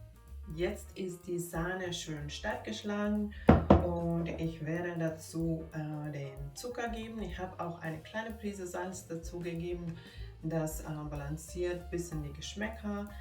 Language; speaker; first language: German; non-native, fluent; Finnish